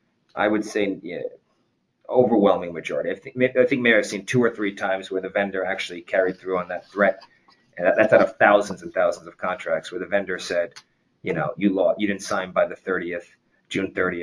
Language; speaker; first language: English; native; English